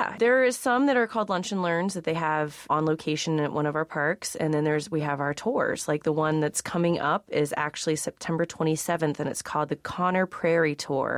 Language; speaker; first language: English; native; English